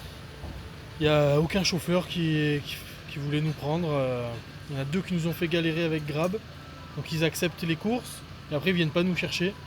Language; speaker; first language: French; native; French